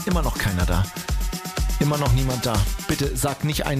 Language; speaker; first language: German; native; German